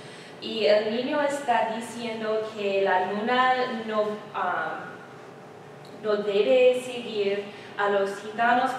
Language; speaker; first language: Spanish; non-native, learner; English